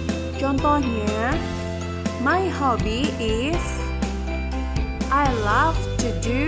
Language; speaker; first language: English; non-native, learner; Indonesian